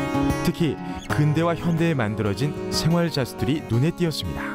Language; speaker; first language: Korean; native; Korean